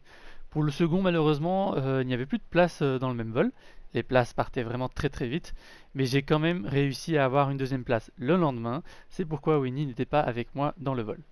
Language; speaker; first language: French; native; French